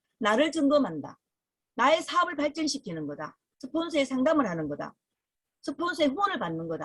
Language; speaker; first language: Korean; native; Korean